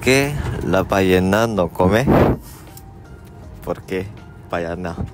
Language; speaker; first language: Spanish; non-native, learner; Korean